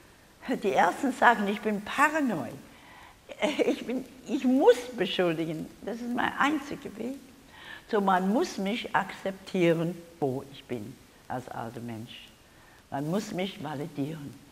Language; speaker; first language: German; non-native, learner; English